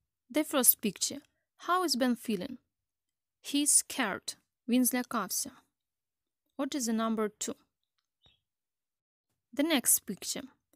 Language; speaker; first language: English; non-native, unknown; Ukrainian